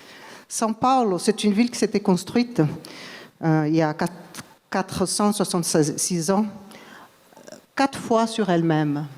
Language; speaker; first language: French; non-native, fluent; Portuguese